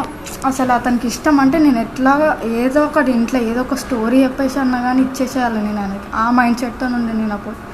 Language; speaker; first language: Telugu; native; Telugu